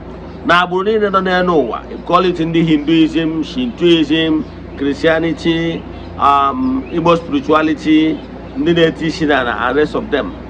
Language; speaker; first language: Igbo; native; Igbo